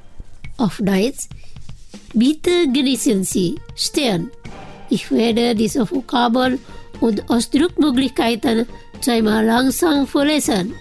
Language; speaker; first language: German; non-native, fluent; Indonesian